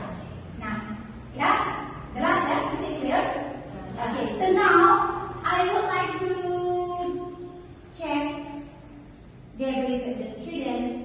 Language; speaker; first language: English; non-native, learner; Indonesian